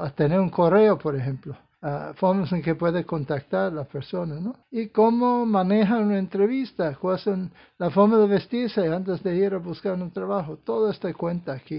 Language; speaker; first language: Spanish; non-native, fluent; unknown